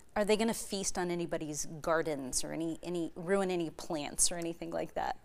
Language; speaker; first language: English; native; English